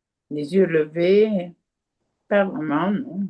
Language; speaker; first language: French; native; French